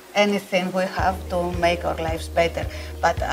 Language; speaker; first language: English; non-native, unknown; Greek